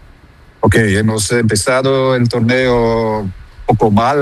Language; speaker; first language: Spanish; non-native, fluent; Dutch